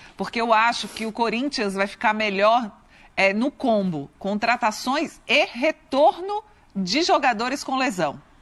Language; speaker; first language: Portuguese; native; Portuguese